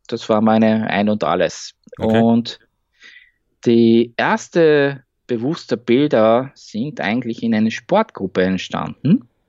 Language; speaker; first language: German; non-native, fluent; Hungarian